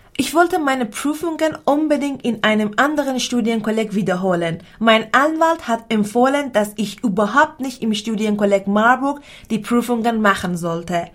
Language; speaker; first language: German; non-native, fluent; Persian